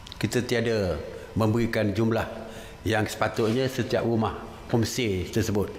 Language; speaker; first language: Malay; native; Malay